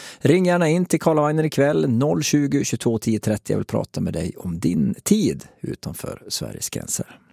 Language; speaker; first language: Swedish; native; Swedish